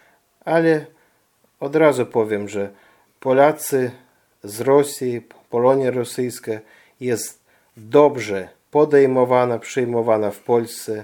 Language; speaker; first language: Polish; early bilingual, heritage; Polish